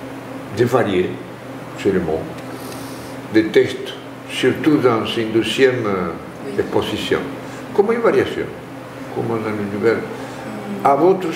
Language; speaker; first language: French; non-native, fluent; Spanish